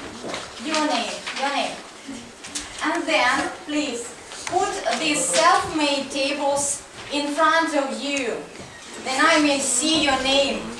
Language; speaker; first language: English; non-native, fluent; Russian